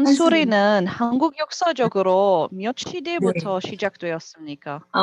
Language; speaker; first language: Korean; non-native, learner; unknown